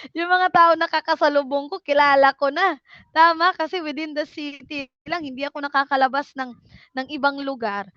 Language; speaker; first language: Filipino; non-native, local second language; Cebuano